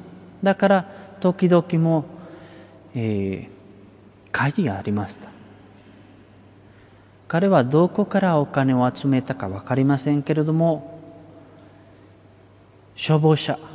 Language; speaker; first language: Japanese; non-native, fluent; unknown